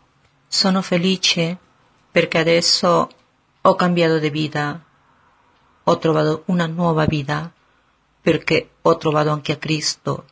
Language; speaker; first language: Italian; non-native, learner; Spanish